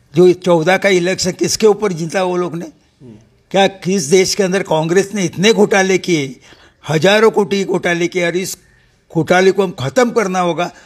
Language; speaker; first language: Hindi; non-native, local second language; Marathi